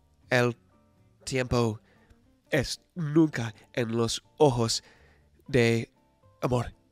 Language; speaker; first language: Spanish; non-native, learner; English